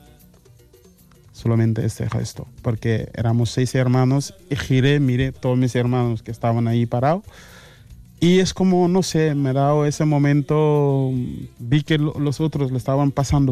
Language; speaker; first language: Spanish; non-native, fluent; Mandingo